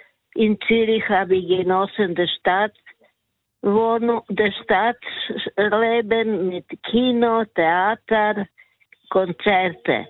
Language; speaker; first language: German; non-native, fluent; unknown